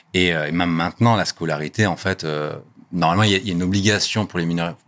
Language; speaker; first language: French; native; French